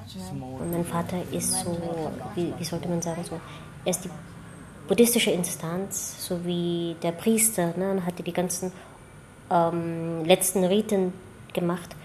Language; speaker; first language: German; early bilingual, other home language; Khmer